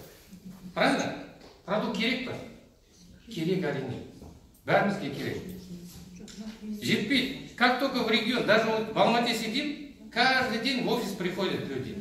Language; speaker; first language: Russian; non-native, local second language; Kazakh